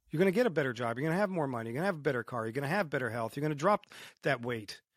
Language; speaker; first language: English; early bilingual, other home language; Romanian